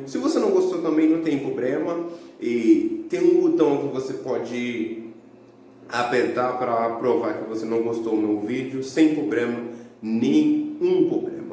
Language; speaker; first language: Portuguese; non-native, fluent; Haitian Creole